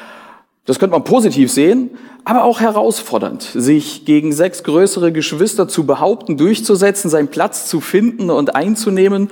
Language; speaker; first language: German; native; German